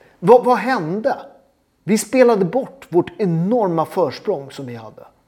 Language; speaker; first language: Swedish; native; Swedish